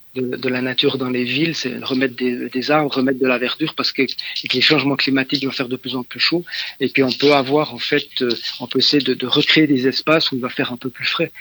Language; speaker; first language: French; native; French